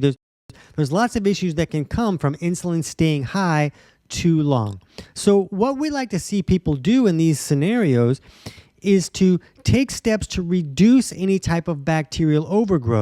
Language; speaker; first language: English; native; English